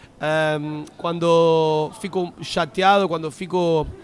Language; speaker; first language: Portuguese; non-native, learner; Spanish